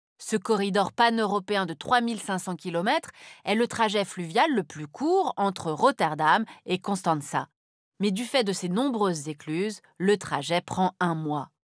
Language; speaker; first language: French; native; French